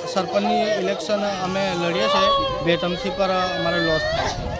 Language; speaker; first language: Gujarati; non-native, local second language; Rathawi